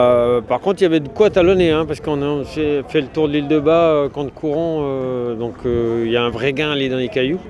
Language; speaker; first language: French; native; French